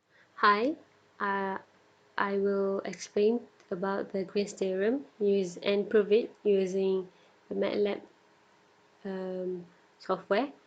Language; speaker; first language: English; non-native, local second language; Malay